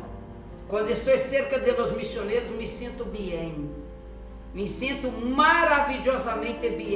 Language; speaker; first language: Spanish; non-native, fluent; Portuguese